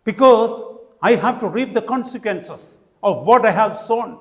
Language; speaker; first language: English; non-native, local second language; Malayalam